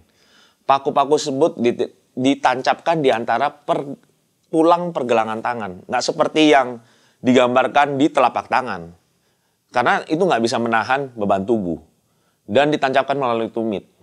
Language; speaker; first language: Indonesian; native; Indonesian